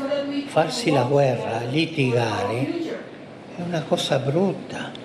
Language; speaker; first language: Italian; non-native, fluent; Spanish